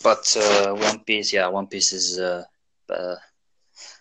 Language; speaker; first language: English; non-native, fluent; Arabic